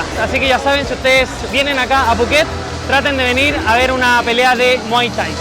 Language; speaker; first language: Spanish; native; Spanish